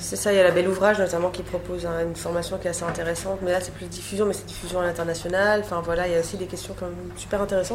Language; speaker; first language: French; native; French